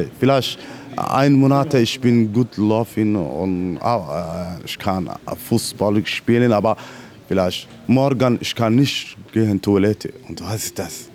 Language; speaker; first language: German; non-native, learner; Somali